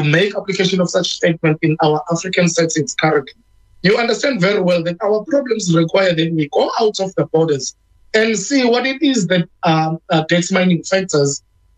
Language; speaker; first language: English; non-native, local second language; Zulu